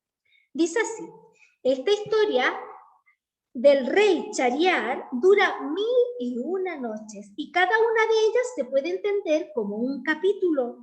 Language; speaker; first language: Spanish; native; Spanish